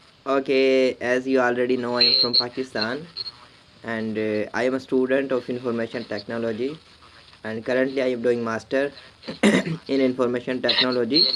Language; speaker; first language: English; non-native, learner; Urdu